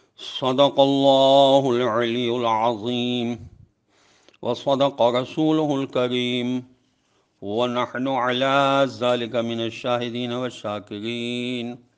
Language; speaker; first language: Arabic; non-native, fluent; Urdu